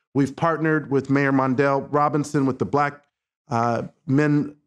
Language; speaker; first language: English; native; English